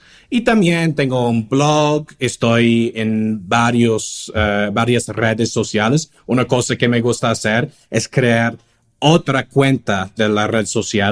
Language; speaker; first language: Spanish; non-native, fluent; English